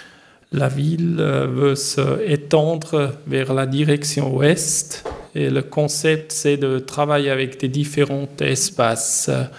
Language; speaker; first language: French; non-native, learner; German